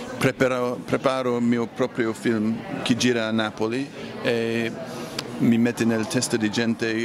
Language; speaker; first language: Italian; non-native, fluent; English